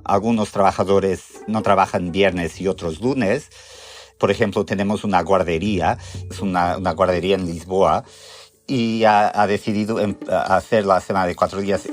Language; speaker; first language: Spanish; non-native, fluent; Portuguese